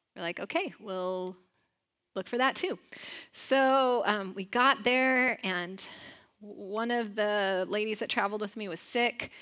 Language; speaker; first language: English; native; English